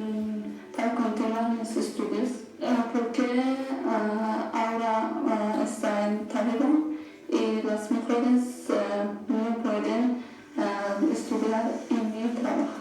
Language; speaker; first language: Spanish; non-native, learner; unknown